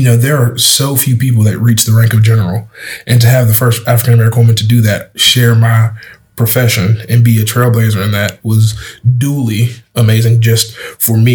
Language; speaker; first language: English; native; English